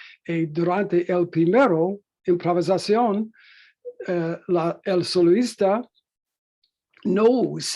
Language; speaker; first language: Spanish; non-native, learner; English